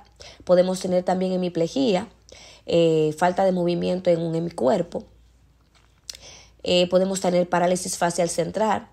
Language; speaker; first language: Spanish; native; Spanish